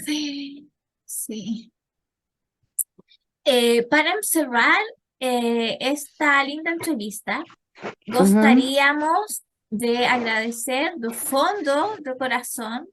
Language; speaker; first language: Portuguese; non-native, learner; Spanish